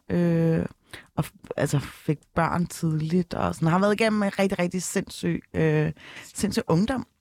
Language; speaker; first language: Danish; early bilingual, other home language; Turkish